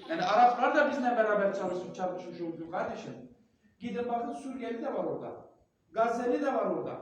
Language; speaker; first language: Turkish; non-native, local second language; Kurdish